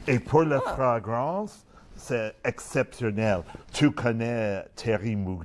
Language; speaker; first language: French; non-native, learner; English